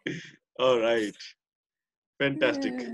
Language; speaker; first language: Hindi; native; Hindi